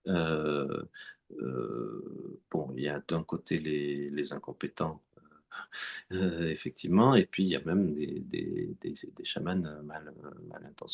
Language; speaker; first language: French; native; French